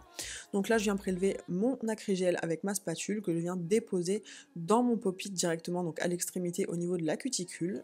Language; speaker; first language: French; native; French